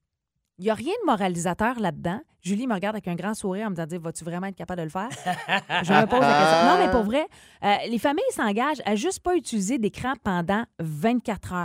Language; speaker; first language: French; native; French